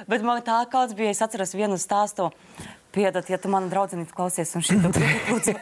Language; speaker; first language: Latvian; non-native, local second language; Russian